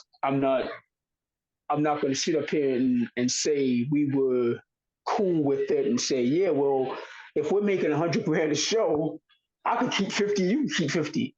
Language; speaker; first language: English; native; English